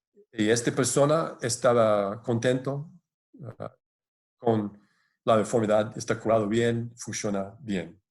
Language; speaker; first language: Spanish; non-native, fluent; English